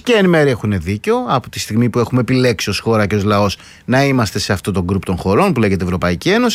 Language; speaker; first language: Greek; native; Greek